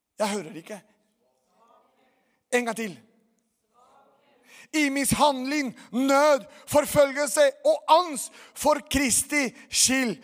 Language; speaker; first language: Norwegian; non-native, fluent; Portuguese